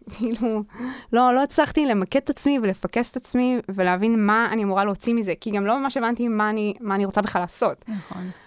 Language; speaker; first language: Hebrew; native; Hebrew